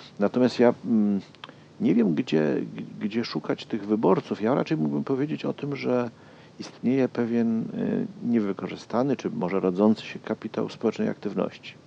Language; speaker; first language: Polish; native; Polish